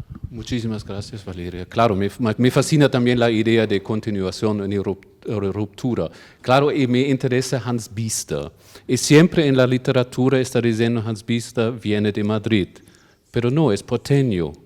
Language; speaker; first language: Spanish; non-native, fluent; German